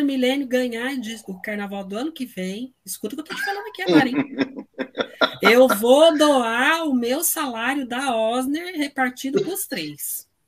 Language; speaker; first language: Portuguese; native; Portuguese